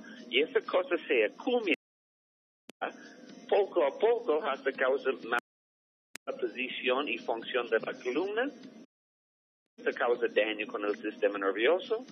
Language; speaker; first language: Spanish; non-native, fluent; English